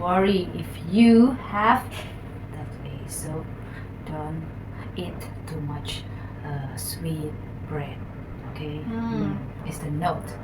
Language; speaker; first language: English; non-native, learner; Indonesian